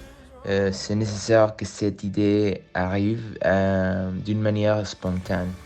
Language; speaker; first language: French; non-native, learner; Spanish